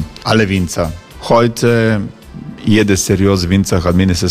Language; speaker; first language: German; non-native, fluent; Croatian